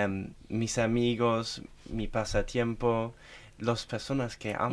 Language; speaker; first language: Spanish; non-native, fluent; German